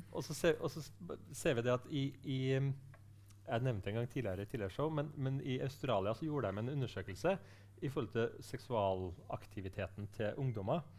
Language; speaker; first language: Norwegian; native; Norwegian